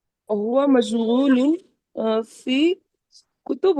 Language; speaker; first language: Arabic; non-native, learner; Urdu